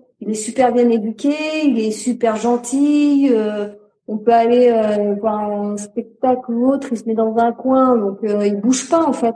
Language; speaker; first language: French; native; French